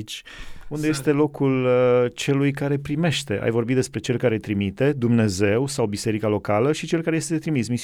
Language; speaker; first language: Romanian; native; Romanian